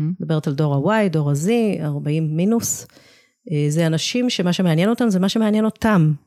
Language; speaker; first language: Hebrew; early bilingual, other home language; English